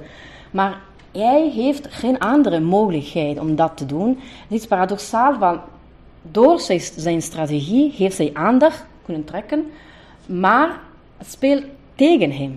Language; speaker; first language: Dutch; non-native, fluent; Italian